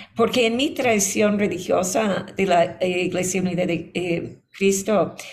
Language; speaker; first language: Spanish; non-native, fluent; English